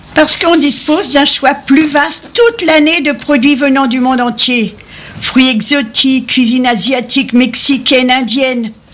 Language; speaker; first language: French; native; French